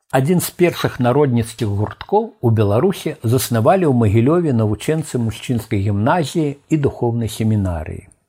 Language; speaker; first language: Belarusian; native; Belarusian